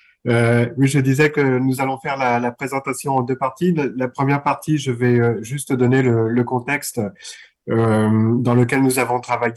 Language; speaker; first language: French; native; French